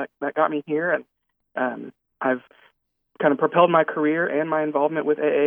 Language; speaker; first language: English; native; English